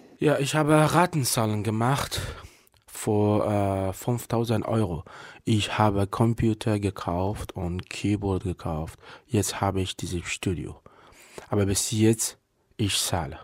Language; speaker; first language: German; non-native, learner; Persian